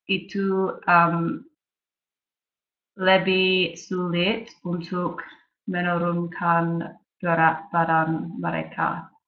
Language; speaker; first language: Indonesian; non-native, learner; English